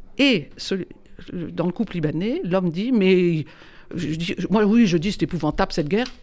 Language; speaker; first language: French; native; French